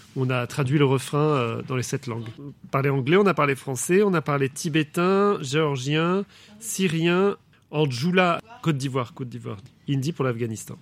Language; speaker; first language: French; native; French